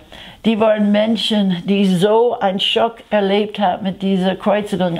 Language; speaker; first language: German; non-native, fluent; English